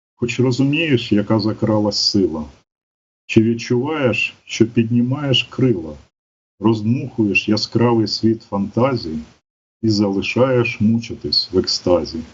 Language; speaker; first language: Ukrainian; native; Ukrainian